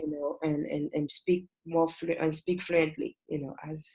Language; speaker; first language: English; non-native, fluent; French